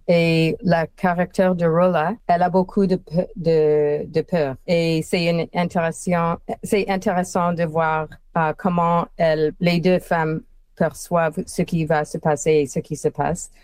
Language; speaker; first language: French; non-native, learner; English